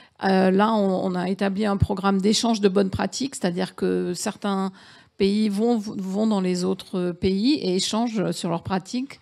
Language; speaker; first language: French; native; French